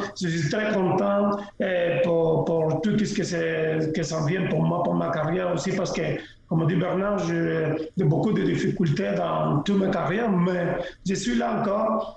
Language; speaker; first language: French; non-native, fluent; Spanish